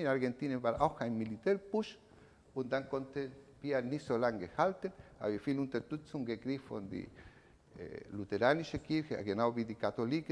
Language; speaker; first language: German; non-native, learner; Spanish